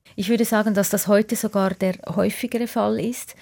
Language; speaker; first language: German; native; German